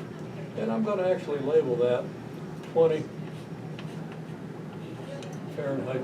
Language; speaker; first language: English; native; English